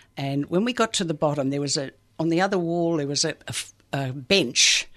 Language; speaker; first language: English; native; English